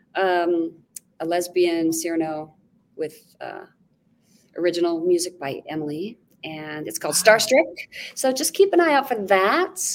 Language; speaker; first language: English; native; English